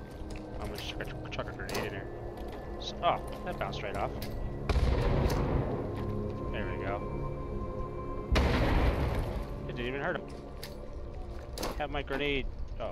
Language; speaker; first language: English; native; English